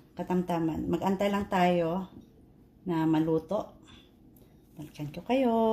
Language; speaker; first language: Filipino; non-native, local second language; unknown